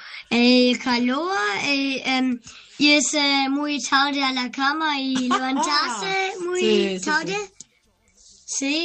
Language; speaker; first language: Spanish; early bilingual, heritage; Spanish